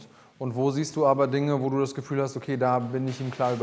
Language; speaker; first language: German; native; German